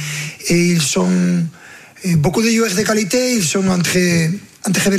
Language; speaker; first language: French; non-native, fluent; Spanish